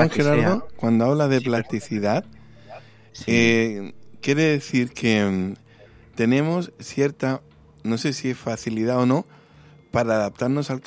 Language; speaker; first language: Spanish; native; Spanish